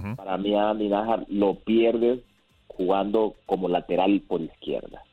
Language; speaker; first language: Spanish; native; Spanish